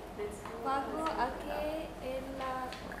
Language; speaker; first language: Spanish; non-native, learner; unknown